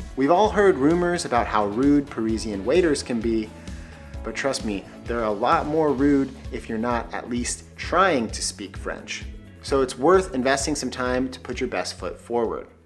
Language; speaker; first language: English; native; English